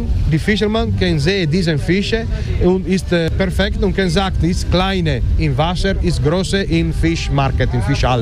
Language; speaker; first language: German; non-native, learner; Italian